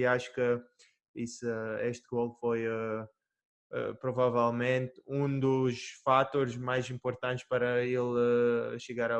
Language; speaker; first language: Portuguese; early bilingual, heritage; Portuguese